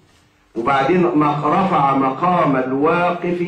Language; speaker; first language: Arabic; native; Arabic